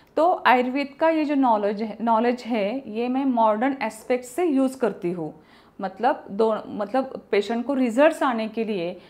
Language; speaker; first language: Hindi; non-native, local second language; Marathi